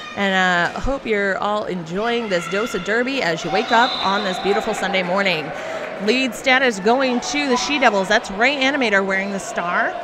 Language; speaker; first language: English; native; English